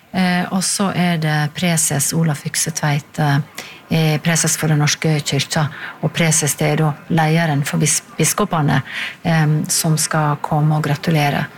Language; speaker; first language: Norwegian; native; Norwegian